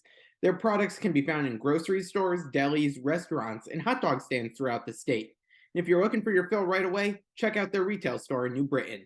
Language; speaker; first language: English; native; English